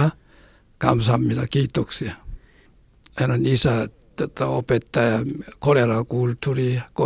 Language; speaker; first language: Finnish; non-native, learner; Korean